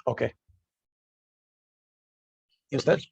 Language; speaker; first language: Spanish; non-native, learner; English